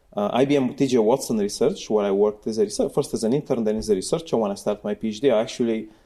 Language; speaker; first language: English; non-native, fluent; Bulgarian